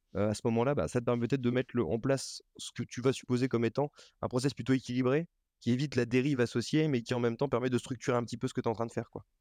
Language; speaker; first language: French; native; French